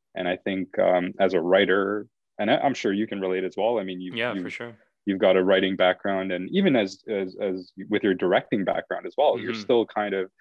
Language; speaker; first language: English; native; English